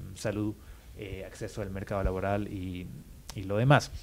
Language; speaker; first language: Spanish; non-native, fluent; English